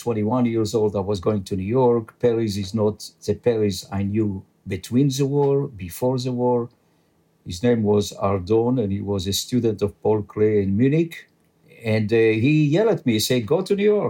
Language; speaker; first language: English; non-native, fluent; French